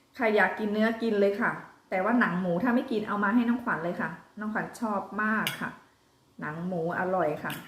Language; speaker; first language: Thai; native; Thai